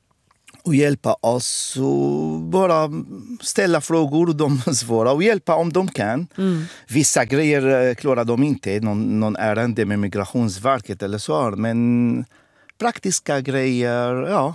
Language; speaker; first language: Swedish; non-native, fluent; Arabic